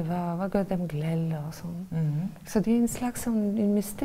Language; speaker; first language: Danish; non-native, fluent; Bosnian